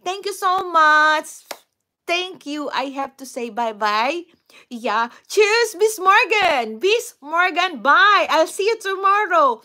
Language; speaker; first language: English; non-native, local second language; Filipino